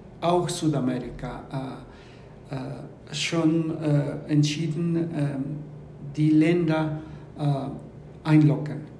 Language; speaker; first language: German; non-native, fluent; Spanish